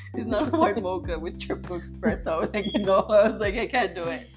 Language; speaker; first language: English; early bilingual, other home language; Spanish